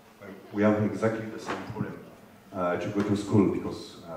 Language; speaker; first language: English; non-native, fluent; French